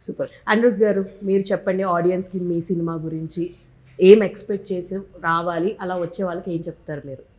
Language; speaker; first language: Telugu; native; Telugu